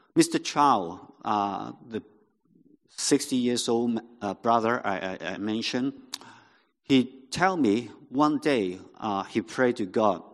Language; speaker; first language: English; non-native, local second language; Cantonese